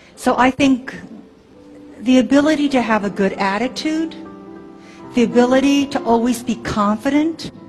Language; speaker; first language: English; early bilingual, other home language; Chinese